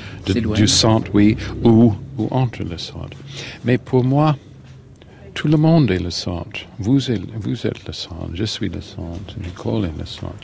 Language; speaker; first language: French; non-native, learner; English